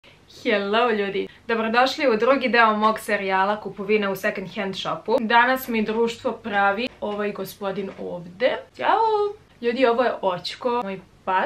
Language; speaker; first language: Serbian; native; Serbian